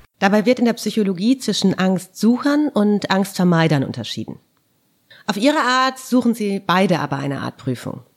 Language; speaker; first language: German; native; German